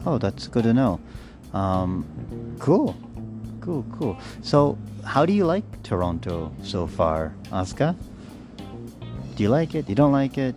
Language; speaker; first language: English; native; English